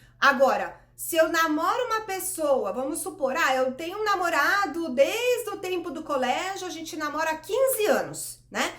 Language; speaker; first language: Portuguese; native; Portuguese